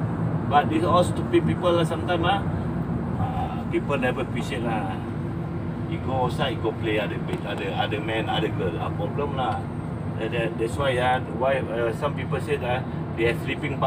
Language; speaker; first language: English; non-native, local second language; Malay